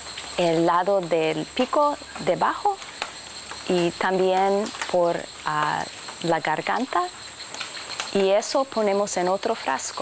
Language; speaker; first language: Spanish; non-native, fluent; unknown